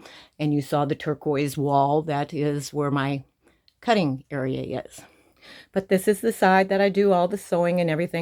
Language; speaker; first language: English; native; English